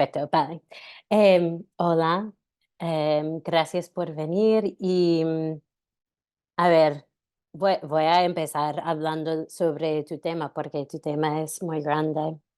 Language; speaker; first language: Spanish; non-native, fluent; English